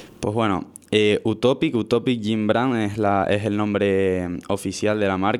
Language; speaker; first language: Spanish; native; Spanish